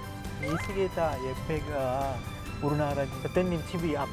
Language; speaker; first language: Korean; non-native, learner; Sinhala